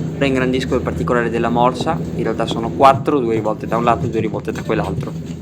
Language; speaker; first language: Italian; native; Italian